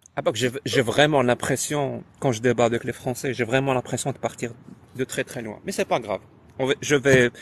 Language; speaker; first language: French; non-native, local second language; Arabic